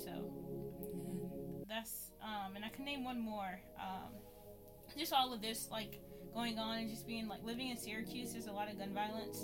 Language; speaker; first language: English; native; English